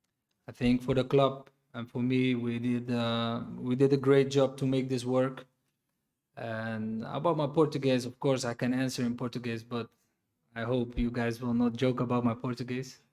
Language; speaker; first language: English; non-native, fluent; Dutch